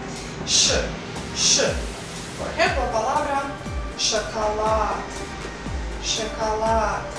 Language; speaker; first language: Spanish; non-native, fluent; Russian